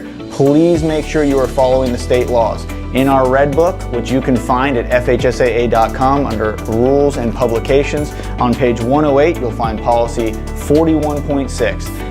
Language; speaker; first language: English; native; English